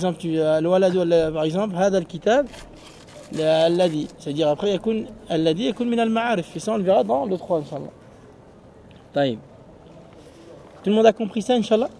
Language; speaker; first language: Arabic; non-native, fluent; French